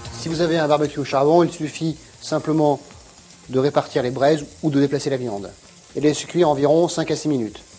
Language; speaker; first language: French; native; French